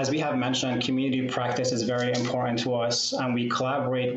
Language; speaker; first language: English; non-native, fluent; Persian